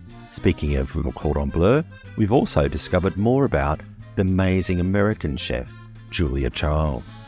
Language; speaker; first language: English; native; English